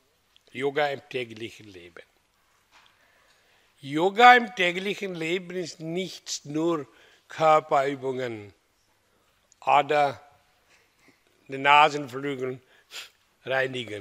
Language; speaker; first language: German; non-native, learner; Hindi